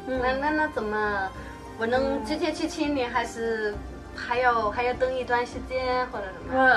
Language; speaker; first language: Chinese; non-native, fluent; Danish